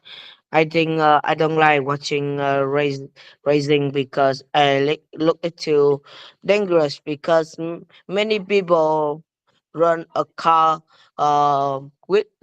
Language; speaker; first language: English; non-native, learner; Vietnamese